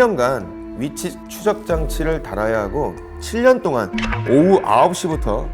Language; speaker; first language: Korean; native; Korean